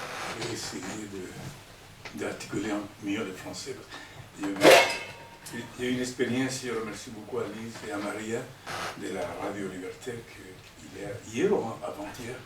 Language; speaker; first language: French; non-native, learner; Spanish